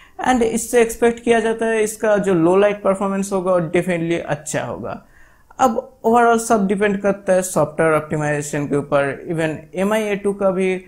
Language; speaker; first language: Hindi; non-native, local second language; Bangla